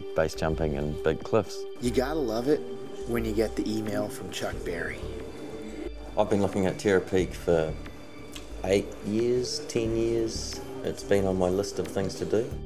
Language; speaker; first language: English; native; English